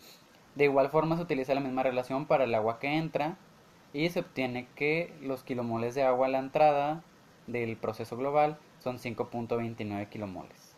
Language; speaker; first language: Spanish; native; Spanish